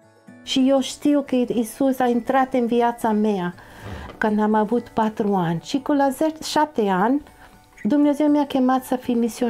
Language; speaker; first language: Romanian; non-native, learner; English